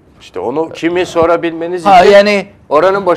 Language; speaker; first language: Turkish; native; Turkish